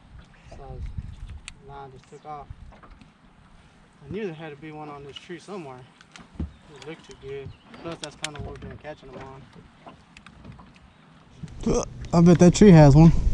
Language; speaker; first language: English; native; English